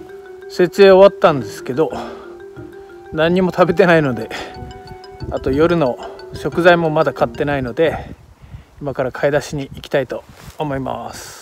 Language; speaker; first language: Japanese; native; Japanese